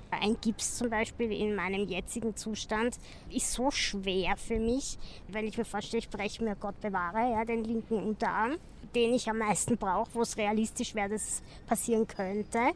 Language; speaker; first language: German; native; German